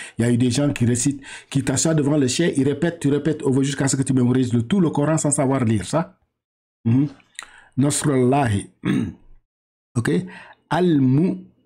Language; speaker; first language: French; non-native, local second language; Wolof